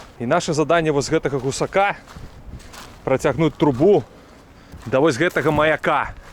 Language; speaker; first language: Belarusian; native; Belarusian